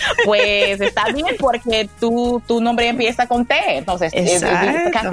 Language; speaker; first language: Spanish; non-native, learner; English